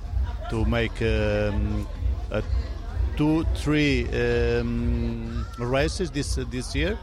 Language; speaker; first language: English; non-native, learner; Portuguese